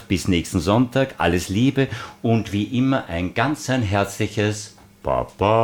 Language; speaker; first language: German; native; German